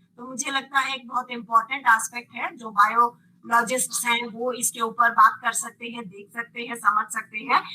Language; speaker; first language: Hindi; native; Hindi